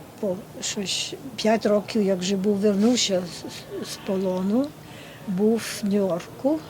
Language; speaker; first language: Ukrainian; early bilingual, heritage; Ukrainian